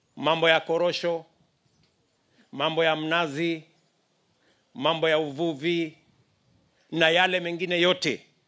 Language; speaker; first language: Swahili; non-native, local second language; Kalenjin